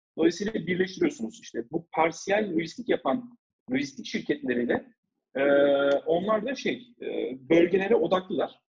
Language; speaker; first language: Turkish; early bilingual, heritage; Turkish